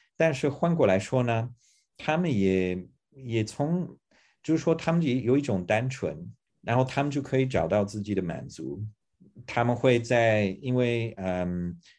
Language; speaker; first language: Chinese; non-native, fluent; English